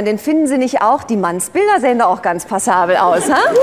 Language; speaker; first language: German; native; German